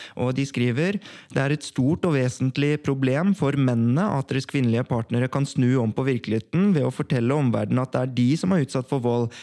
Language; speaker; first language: Norwegian; early bilingual, other home language; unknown